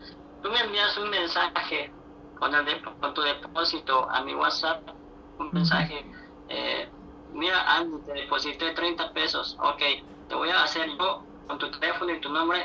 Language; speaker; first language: Spanish; native; Spanish